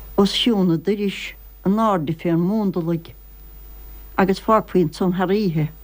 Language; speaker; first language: Irish; native; Irish